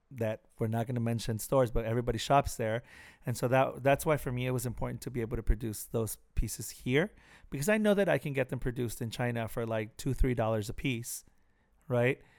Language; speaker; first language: English; early bilingual, other home language; Spanish